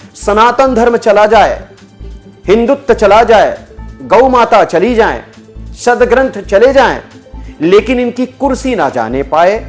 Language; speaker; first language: Hindi; native; Hindi